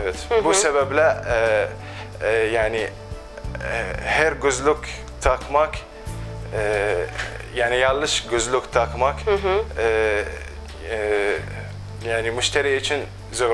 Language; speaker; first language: Turkish; non-native, local second language; Arabic